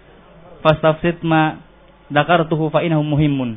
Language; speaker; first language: Arabic; non-native, fluent; Indonesian